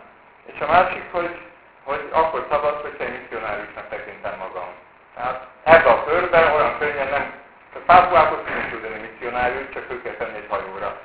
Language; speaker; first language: Hungarian; native; Hungarian